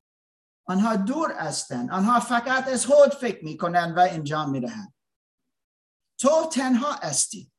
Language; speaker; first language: Persian; non-native, learner; English